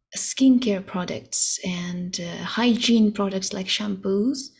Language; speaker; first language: English; non-native, fluent; Russian